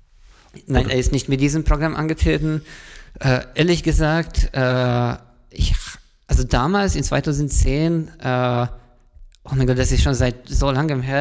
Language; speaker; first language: German; non-native, fluent; Hungarian